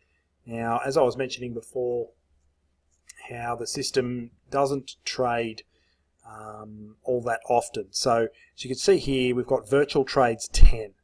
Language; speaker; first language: English; native; English